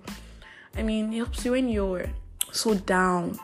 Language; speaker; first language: English; non-native, local second language; Igbo